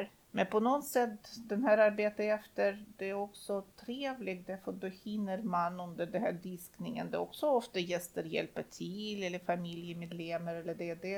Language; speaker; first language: Swedish; non-native, fluent; Russian